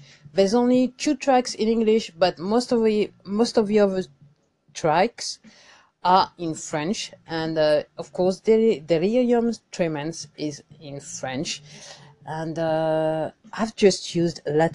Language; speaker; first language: English; non-native, fluent; French